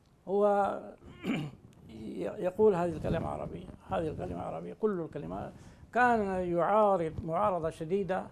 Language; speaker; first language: Arabic; non-native, fluent; Urdu